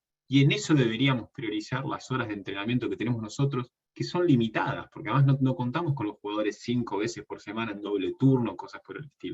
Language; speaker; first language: Spanish; native; Spanish